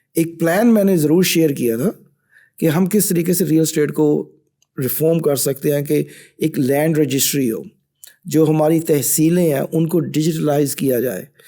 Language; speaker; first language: Urdu; non-native, local second language; Punjabi